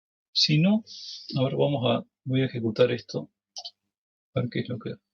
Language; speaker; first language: Spanish; native; Spanish